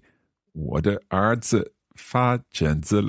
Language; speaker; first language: Chinese; non-native, learner; English